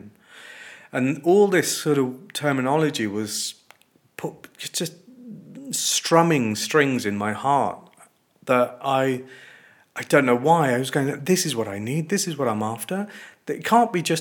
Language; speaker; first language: English; native; English